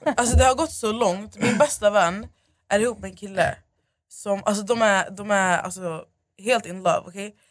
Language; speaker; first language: Swedish; native; Swedish